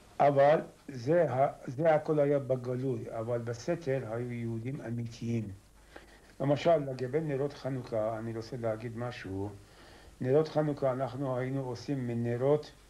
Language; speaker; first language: Hebrew; non-native, fluent; Persian